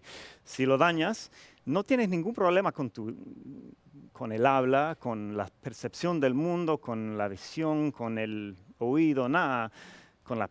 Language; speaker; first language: Spanish; non-native, fluent; English